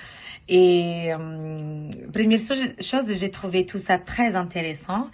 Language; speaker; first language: French; non-native, fluent; Italian